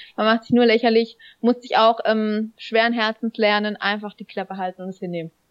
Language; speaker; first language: German; native; German